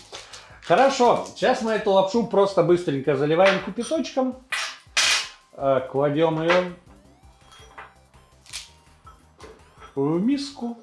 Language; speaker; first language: Russian; native; Russian